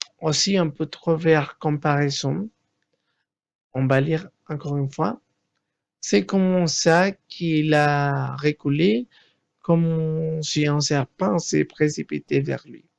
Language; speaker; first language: French; non-native, learner; Spanish